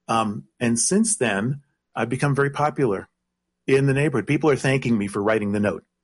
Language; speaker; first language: English; native; English